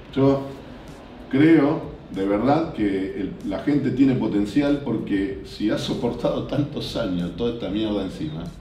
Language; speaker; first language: Spanish; native; Spanish